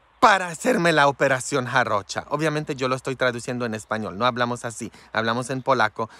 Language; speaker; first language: Spanish; non-native, fluent; Polish